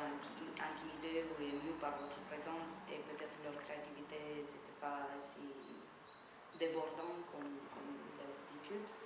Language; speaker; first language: French; non-native, fluent; Romanian